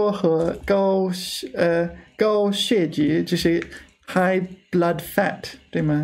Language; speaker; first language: Chinese; non-native, learner; English